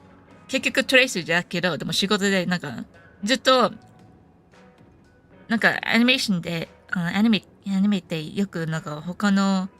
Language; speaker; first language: Japanese; non-native, fluent; English